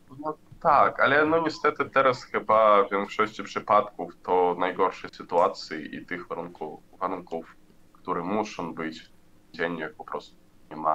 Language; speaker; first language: Polish; non-native, learner; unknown